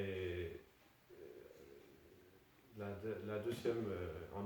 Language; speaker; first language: French; non-native, fluent; Danish